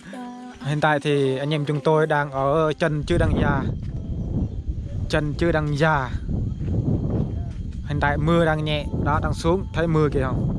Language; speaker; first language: Vietnamese; non-native, local second language; Jarai